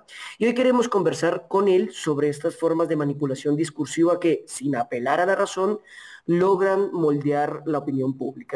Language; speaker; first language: Spanish; native; Spanish